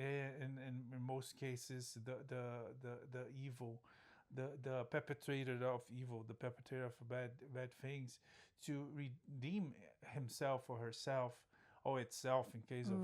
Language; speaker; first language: English; non-native, fluent; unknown